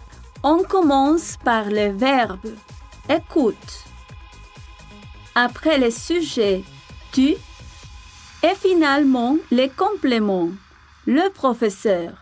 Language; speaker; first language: French; non-native, fluent; Spanish